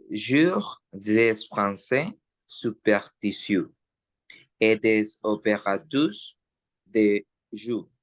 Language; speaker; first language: French; non-native, learner; Spanish